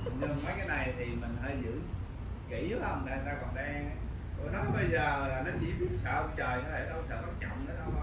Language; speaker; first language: Vietnamese; native; Vietnamese